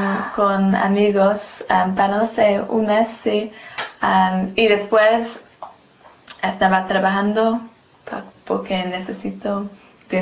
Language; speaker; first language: Spanish; non-native, learner; English